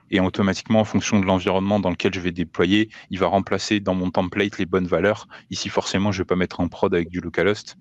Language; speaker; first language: French; native; French